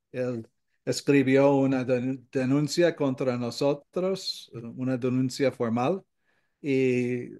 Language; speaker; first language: Spanish; non-native, fluent; English